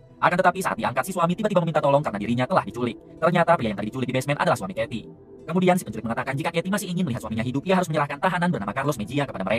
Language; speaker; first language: Indonesian; native; Indonesian